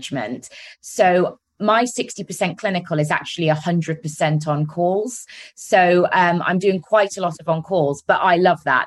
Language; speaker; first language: English; native; English